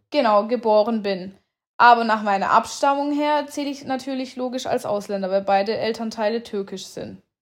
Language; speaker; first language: German; native; German